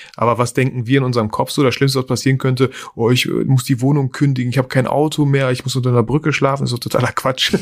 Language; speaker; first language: German; early bilingual, other home language; Russian